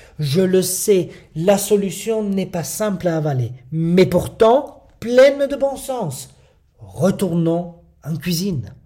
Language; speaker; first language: French; non-native, fluent; Italian